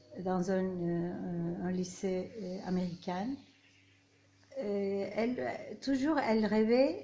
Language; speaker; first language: French; non-native, fluent; Turkish